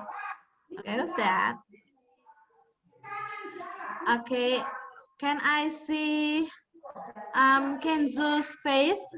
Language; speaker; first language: English; non-native, fluent; Indonesian